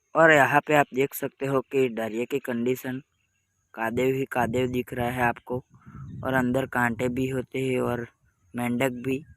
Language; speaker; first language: Hindi; non-native, local second language; Gujarati